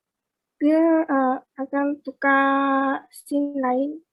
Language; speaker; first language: Malay; native; Malay